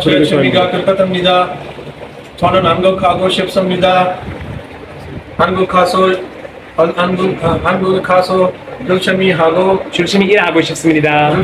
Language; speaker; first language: Korean; non-native, learner; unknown